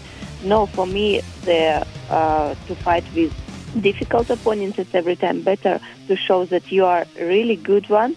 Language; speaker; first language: English; non-native, fluent; Russian